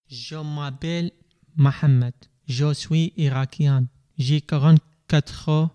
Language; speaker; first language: French; non-native, learner; Arabic